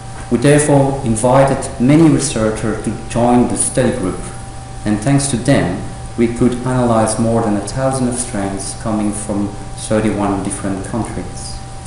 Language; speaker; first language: English; non-native, fluent; French